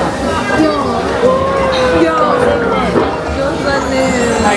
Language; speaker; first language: Japanese; non-native, learner; Filipino